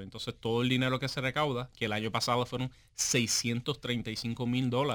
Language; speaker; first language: Spanish; native; Spanish